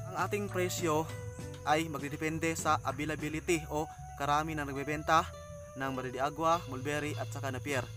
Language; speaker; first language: Filipino; non-native, local second language; Cebuano